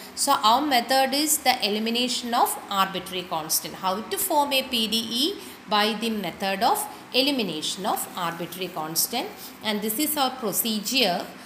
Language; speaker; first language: English; non-native, local second language; Malayalam